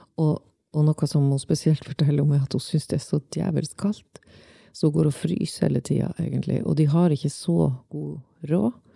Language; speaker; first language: Norwegian; native; Norwegian